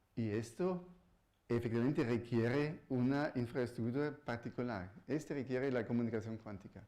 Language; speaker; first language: Spanish; non-native, fluent; German